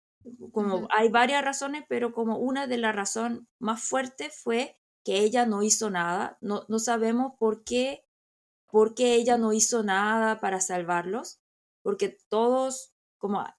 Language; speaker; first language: Spanish; non-native, fluent; Korean